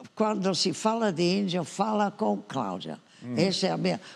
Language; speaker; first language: Portuguese; non-native, fluent; English